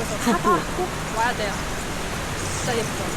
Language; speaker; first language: Korean; non-native, learner; Thai